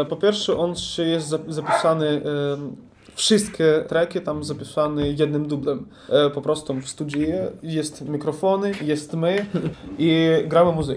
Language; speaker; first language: Polish; non-native, learner; Ukrainian